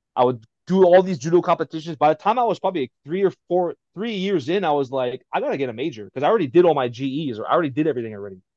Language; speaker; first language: English; native; English